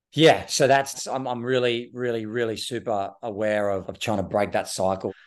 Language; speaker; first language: English; native; English